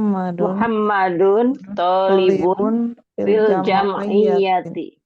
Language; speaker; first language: Arabic; non-native, learner; Indonesian